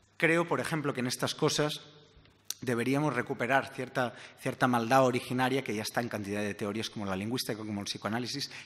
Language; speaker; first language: Spanish; native; Spanish